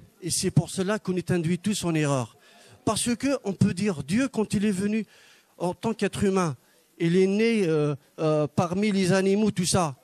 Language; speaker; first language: French; non-native, local second language; Kabyle